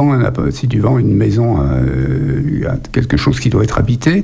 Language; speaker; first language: French; native; French